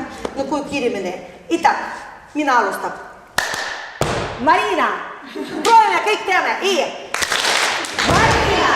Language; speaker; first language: Estonian; non-native, learner; Russian